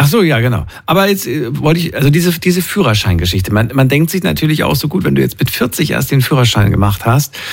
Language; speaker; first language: German; native; German